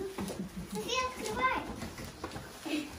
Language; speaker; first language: Russian; early bilingual, heritage; Russian